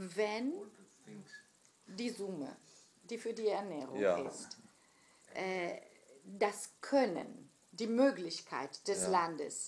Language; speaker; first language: German; non-native, fluent; Greek